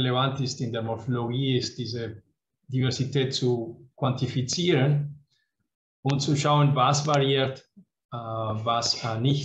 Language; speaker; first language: German; non-native, fluent; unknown